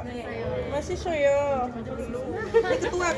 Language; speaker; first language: Indonesian; native; Indonesian